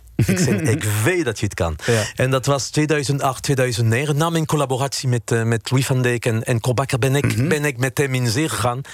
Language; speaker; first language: Dutch; non-native, fluent; French